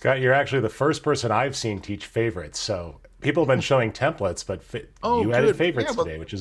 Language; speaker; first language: English; native; English